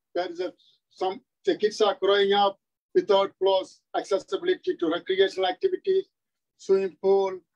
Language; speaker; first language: English; non-native, local second language; Tamil